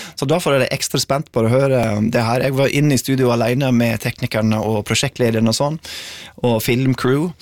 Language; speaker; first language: Norwegian; non-native, fluent; English